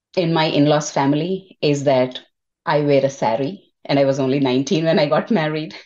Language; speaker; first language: English; non-native, local second language; Telugu